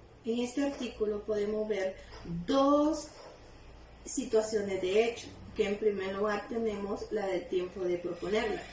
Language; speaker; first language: Spanish; native; Spanish